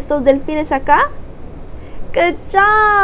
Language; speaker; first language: Spanish; early bilingual, heritage; Spanish